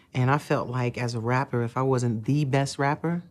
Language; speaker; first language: English; native; English